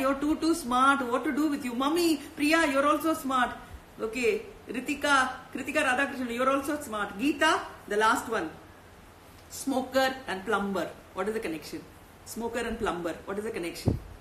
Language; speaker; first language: English; non-native, local second language; Tamil